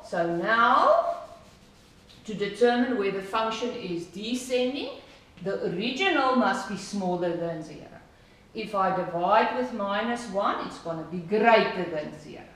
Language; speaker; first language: English; non-native, local second language; Afrikaans